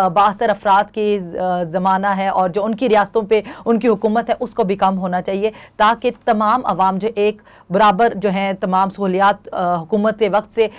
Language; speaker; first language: Urdu; native; Urdu